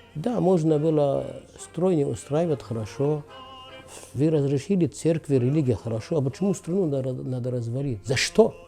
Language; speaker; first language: Russian; non-native, fluent; Arabic